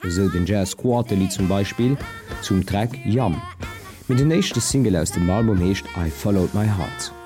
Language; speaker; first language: German; non-native, local second language; Luxembourgish